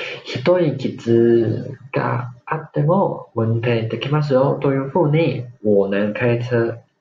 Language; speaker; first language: Japanese; non-native, fluent; Chinese